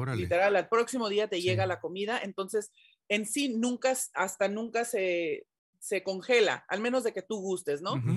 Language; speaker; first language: Spanish; early bilingual, heritage; Spanish